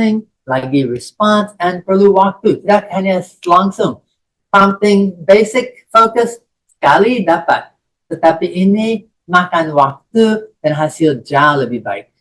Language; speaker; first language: Indonesian; non-native, fluent; English